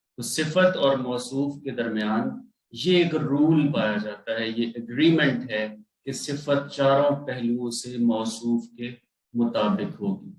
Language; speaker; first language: Urdu; native; Urdu